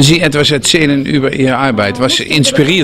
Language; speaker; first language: German; non-native, learner; Dutch